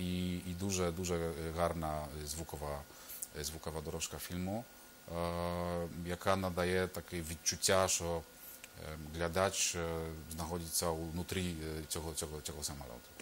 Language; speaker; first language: Ukrainian; non-native, fluent; Polish